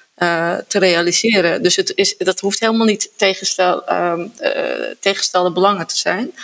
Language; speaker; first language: Dutch; native; Dutch